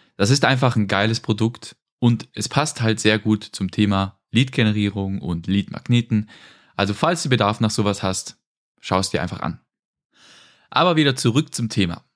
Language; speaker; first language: German; native; German